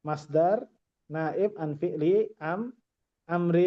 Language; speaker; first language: Arabic; non-native, fluent; Indonesian